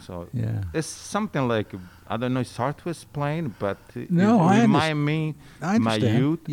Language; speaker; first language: English; non-native, learner; Italian